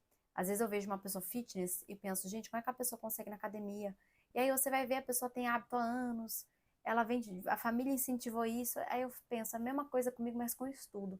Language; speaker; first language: Portuguese; native; Portuguese